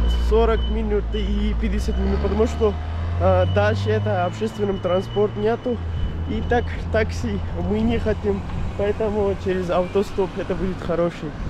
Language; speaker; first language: Russian; non-native, learner; Urdu